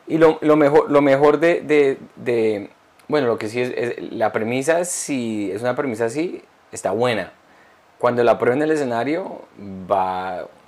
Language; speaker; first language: Spanish; early bilingual, heritage; Spanish